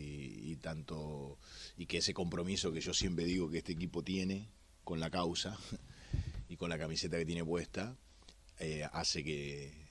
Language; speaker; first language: Spanish; native; Spanish